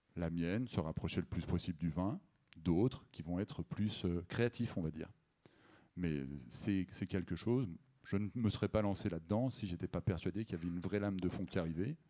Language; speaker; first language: French; native; French